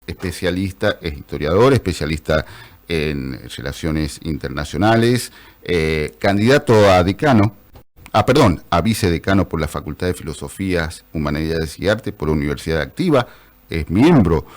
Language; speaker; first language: Spanish; native; Spanish